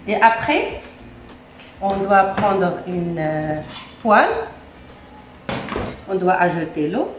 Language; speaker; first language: French; non-native, learner; Arabic